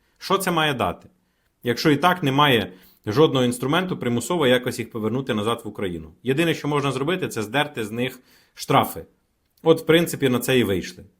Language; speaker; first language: Ukrainian; native; Ukrainian